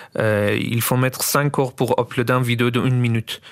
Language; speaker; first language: French; non-native, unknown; Persian